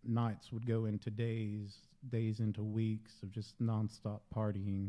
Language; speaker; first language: English; native; English